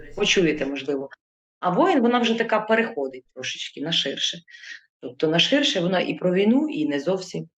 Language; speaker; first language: Ukrainian; native; Ukrainian